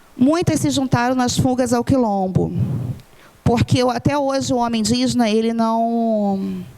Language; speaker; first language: Portuguese; non-native, fluent; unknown